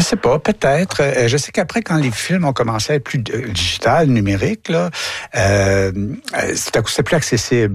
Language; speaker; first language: French; native; French